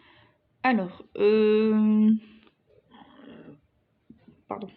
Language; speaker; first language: French; native; French